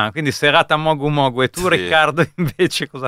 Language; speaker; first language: Italian; native; Italian